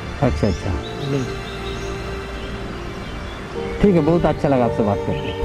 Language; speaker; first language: Hindi; non-native, local second language; Bangla